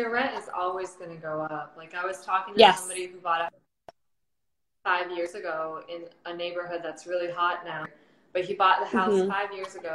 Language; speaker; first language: English; native; English